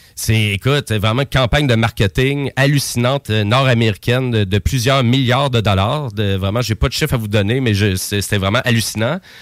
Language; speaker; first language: French; native; French